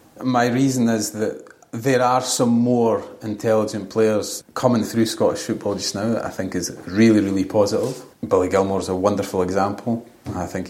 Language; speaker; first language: English; native; English